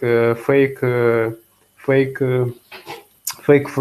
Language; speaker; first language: English; non-native, learner; Russian